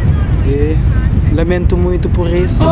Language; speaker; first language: Portuguese; non-native, local second language; Kabuverdianu